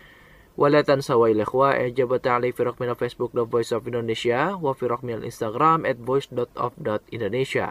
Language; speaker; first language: Arabic; non-native, fluent; Indonesian